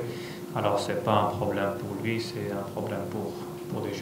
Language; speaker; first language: French; non-native, fluent; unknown